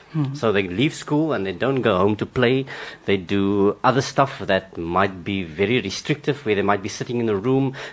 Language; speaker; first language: English; non-native, local second language; Afrikaans